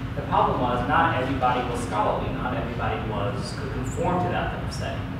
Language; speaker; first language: English; native; English